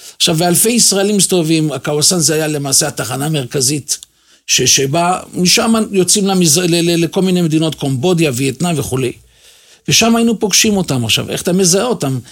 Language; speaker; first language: Hebrew; native; Hebrew